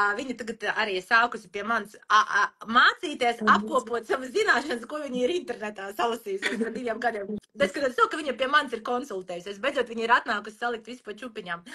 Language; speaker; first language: Latvian; non-native, local second language; Russian